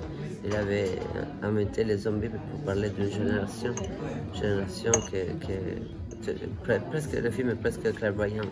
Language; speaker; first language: French; non-native, fluent; Italian